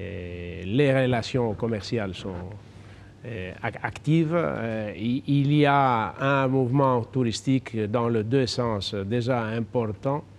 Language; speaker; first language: French; non-native, fluent; Greek